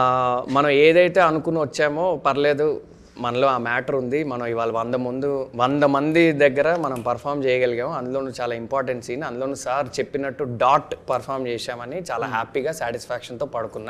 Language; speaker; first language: Telugu; native; Telugu